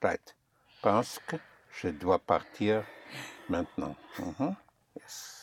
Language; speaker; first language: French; non-native, fluent; English